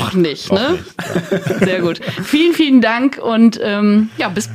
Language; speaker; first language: German; native; German